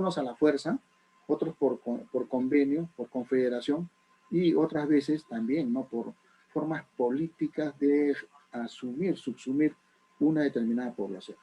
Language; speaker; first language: Spanish; native; Spanish